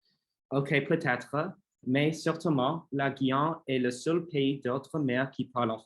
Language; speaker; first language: French; non-native, learner; English